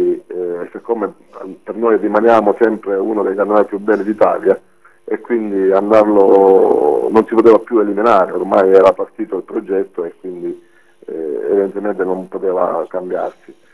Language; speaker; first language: Italian; native; Italian